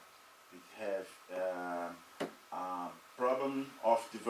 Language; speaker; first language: English; non-native, learner; Portuguese